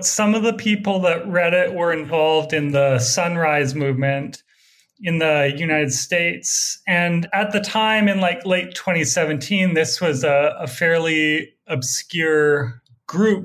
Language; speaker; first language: English; native; English